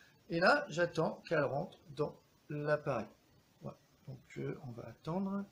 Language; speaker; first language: French; native; French